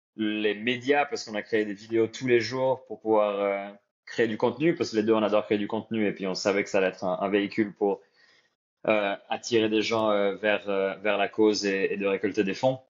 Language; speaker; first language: French; native; French